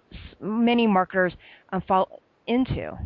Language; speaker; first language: English; native; English